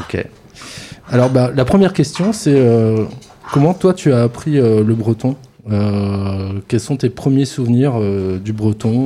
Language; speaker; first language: French; native; French